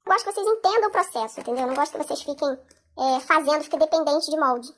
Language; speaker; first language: Portuguese; native; Portuguese